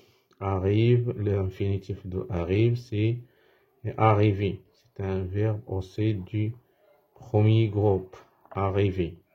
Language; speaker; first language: French; non-native, fluent; Arabic